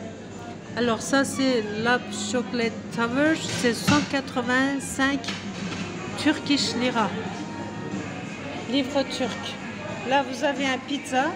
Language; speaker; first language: French; non-native, fluent; Turkish